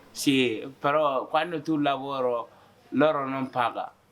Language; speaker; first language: Italian; non-native, learner; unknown